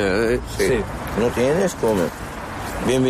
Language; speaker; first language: Spanish; non-native, learner; Arabic